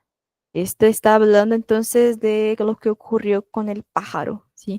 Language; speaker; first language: Spanish; non-native, fluent; Portuguese